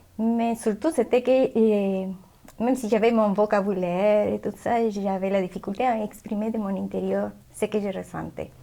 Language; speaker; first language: French; non-native, fluent; Spanish